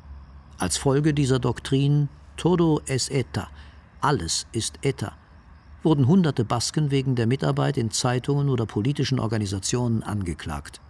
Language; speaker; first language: German; native; German